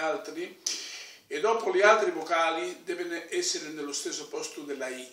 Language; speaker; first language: Italian; non-native, fluent; Spanish